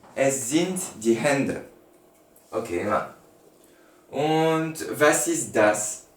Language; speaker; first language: German; non-native, learner; French